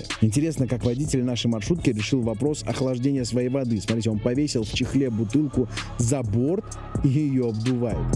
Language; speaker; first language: Russian; native; Russian